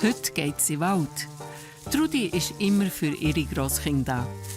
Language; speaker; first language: German; native; German